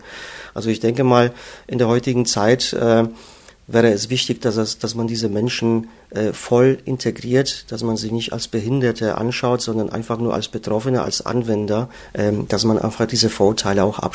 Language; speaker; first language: German; native; German